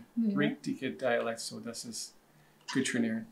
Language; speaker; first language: German; non-native, learner; English